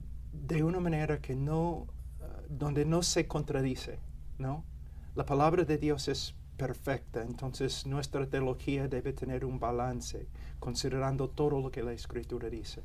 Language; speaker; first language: Spanish; non-native, fluent; English